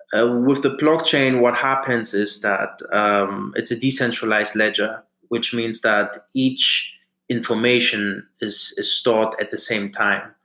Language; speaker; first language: English; early bilingual, other home language; German